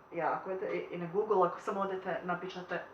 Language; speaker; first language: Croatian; early bilingual, heritage; Croatian